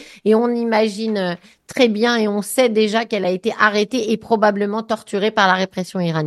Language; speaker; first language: French; native; French